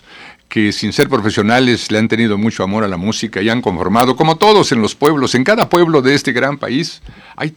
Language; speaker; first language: Spanish; native; Spanish